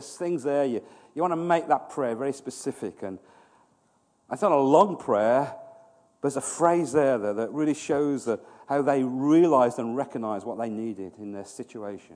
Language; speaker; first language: English; native; English